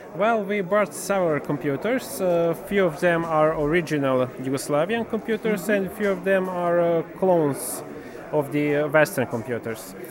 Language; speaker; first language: English; non-native, fluent; Serbian